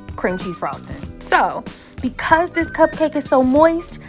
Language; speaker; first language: English; native; English